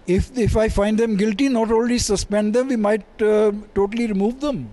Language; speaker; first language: English; non-native, local second language; Punjabi